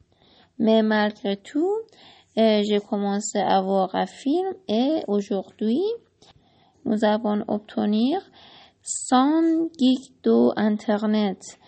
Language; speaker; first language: French; non-native, learner; Persian